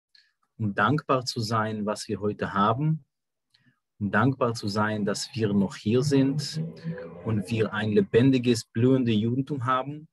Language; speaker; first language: German; non-native, fluent; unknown